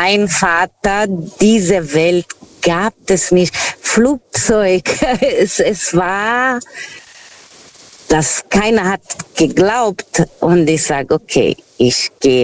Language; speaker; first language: German; non-native, fluent; Portuguese